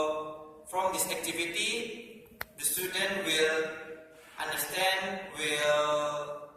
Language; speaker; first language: English; non-native, learner; Indonesian